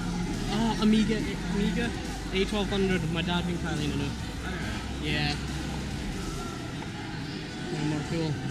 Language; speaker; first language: Welsh; non-native, local second language; English